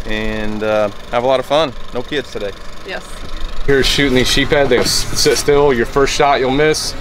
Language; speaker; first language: English; native; English